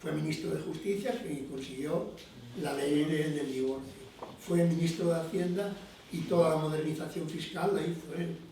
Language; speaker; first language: Spanish; non-native, local second language; Galician